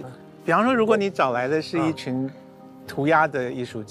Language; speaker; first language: Chinese; native; Chinese